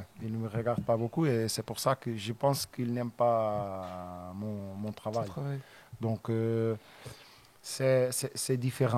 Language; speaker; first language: French; non-native, learner; Portuguese